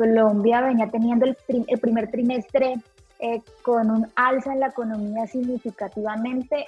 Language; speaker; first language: Spanish; native; Spanish